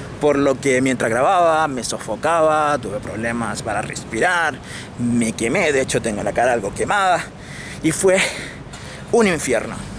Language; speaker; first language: Spanish; native; Spanish